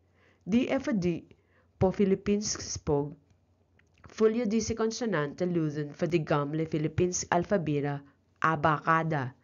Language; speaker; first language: Danish; non-native, learner; Filipino